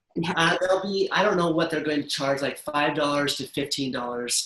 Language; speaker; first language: English; native; English